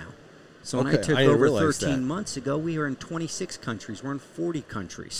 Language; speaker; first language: English; native; English